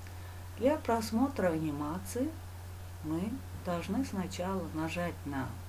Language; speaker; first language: Russian; non-native, local second language; Uzbek